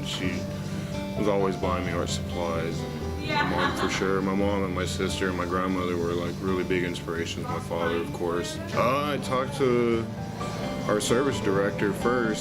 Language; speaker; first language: English; native; English